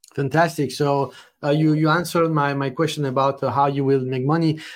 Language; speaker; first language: English; non-native, fluent; French